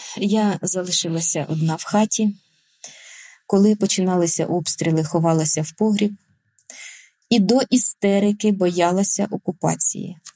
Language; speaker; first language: Ukrainian; non-native, local second language; Russian